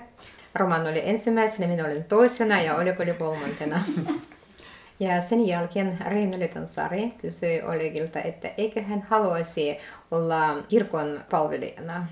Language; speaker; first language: Finnish; non-native, fluent; Russian